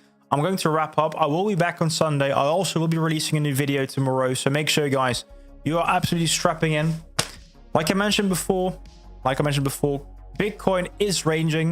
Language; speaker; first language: English; non-native, fluent; Dutch